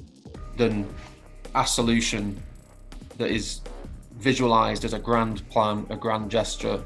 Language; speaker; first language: English; native; English